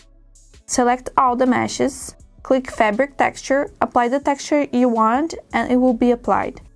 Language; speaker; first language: English; non-native, fluent; Portuguese